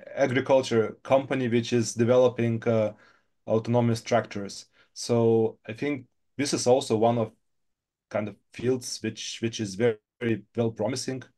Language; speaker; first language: English; non-native, fluent; Lithuanian